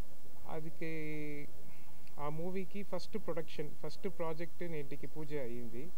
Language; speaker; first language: Telugu; non-native, learner; Tamil